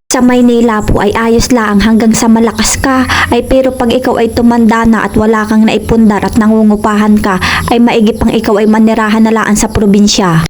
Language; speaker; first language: Filipino; native; Filipino